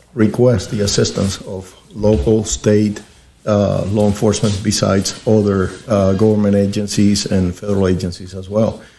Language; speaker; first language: English; early bilingual, other home language; Spanish